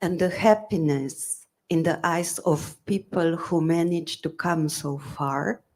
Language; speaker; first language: English; non-native, fluent; Slovenian